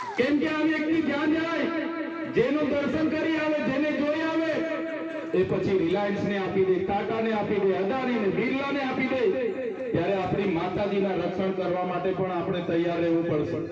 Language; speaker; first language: Gujarati; non-native, local second language; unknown